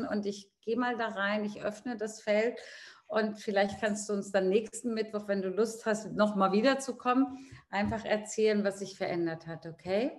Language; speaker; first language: German; native; German